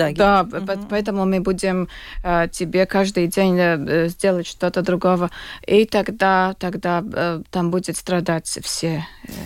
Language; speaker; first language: Russian; non-native, local second language; Latvian